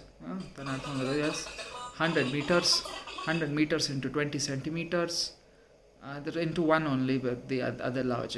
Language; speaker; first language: English; non-native, local second language; Hindi